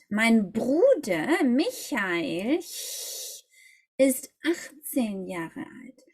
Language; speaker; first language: German; non-native, fluent; English